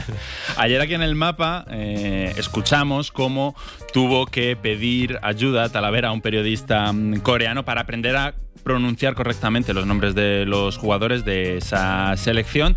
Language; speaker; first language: Spanish; native; Spanish